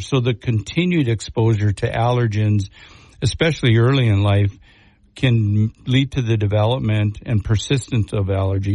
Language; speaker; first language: English; native; English